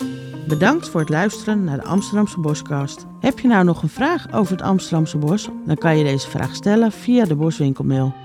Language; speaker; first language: Dutch; native; Dutch